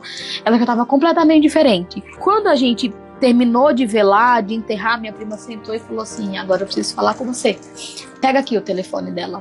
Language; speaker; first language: Portuguese; native; Portuguese